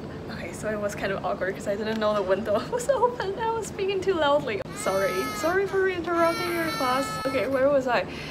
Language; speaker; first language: English; early bilingual, other home language; Chinese